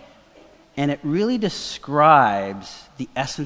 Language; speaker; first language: English; non-native, fluent; Portuguese